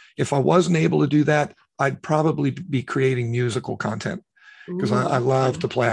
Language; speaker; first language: English; native; English